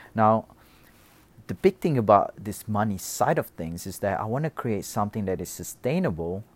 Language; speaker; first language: English; non-native, fluent; Indonesian